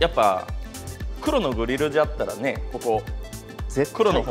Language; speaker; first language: Japanese; native; Japanese